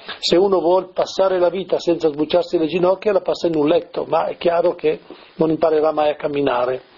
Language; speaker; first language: Italian; native; Italian